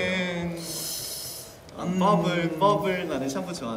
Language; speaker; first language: Korean; non-native, fluent; Vietnamese